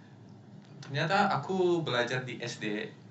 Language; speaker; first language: Indonesian; non-native, fluent; English